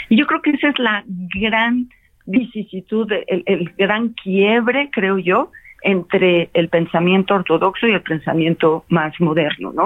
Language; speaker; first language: Spanish; native; Spanish